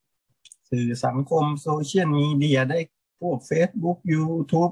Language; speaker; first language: Thai; native; Thai